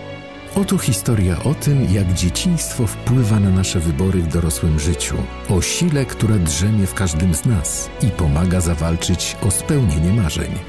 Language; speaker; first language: Polish; native; Polish